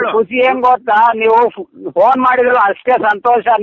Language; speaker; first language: Kannada; native; Kannada